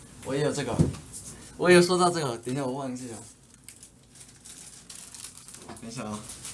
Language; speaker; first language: Chinese; early bilingual, heritage; English